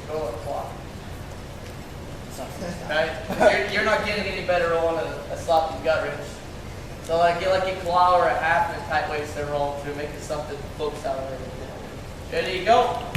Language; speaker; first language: English; native; English